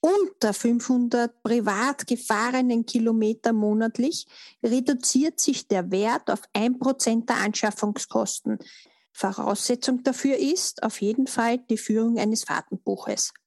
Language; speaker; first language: German; native; German